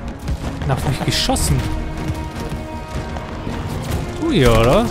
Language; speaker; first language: German; native; German